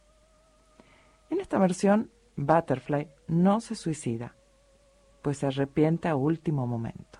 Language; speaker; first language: Spanish; native; Spanish